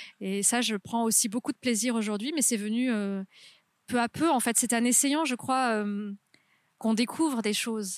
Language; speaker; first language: French; native; French